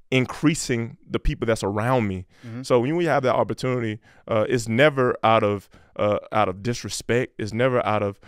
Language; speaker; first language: English; native; English